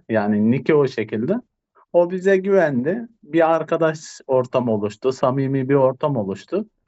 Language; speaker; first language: Turkish; native; Turkish